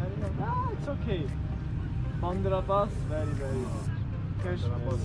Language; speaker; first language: English; non-native, learner; Persian